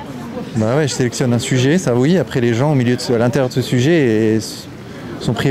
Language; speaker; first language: French; native; French